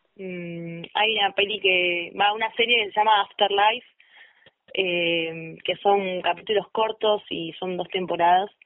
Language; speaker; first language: Spanish; native; Spanish